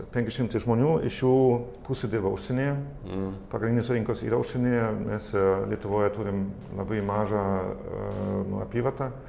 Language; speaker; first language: Lithuanian; non-native, fluent; German